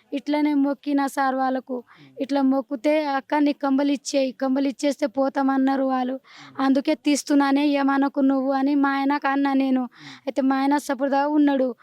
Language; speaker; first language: Telugu; non-native, local second language; Lambadi